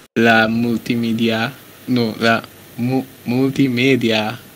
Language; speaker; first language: Spanish; non-native, learner; English